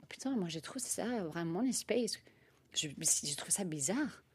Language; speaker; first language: French; non-native, fluent; Spanish